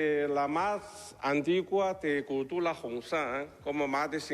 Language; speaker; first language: Spanish; non-native, learner; Chinese